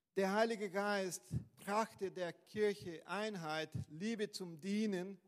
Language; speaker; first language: German; non-native, fluent; Portuguese